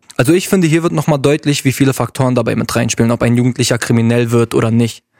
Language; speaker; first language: German; early bilingual, other home language; Arabic